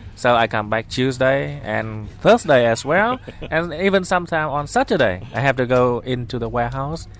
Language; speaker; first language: English; non-native, fluent; Vietnamese